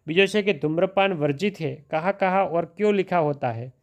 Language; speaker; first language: Hindi; non-native, local second language; Gujarati